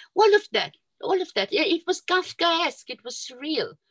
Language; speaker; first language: English; non-native, local second language; Urdu